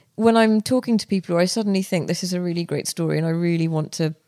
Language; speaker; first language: English; native; English